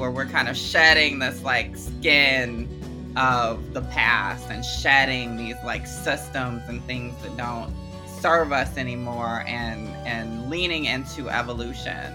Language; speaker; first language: English; native; English